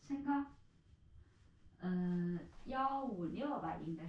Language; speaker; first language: Chinese; native; Chinese